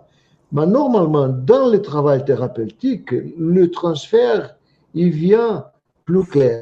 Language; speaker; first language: French; non-native, fluent; Portuguese